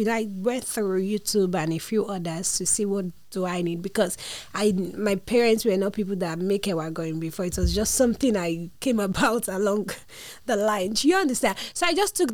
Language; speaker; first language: English; non-native, local second language; Yoruba